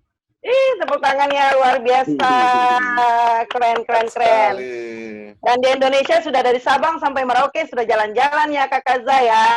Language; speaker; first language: Indonesian; native; Indonesian